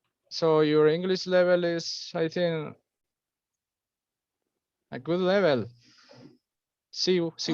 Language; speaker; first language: English; non-native, fluent; Spanish